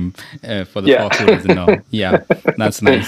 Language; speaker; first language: English; non-native, local second language; Malayalam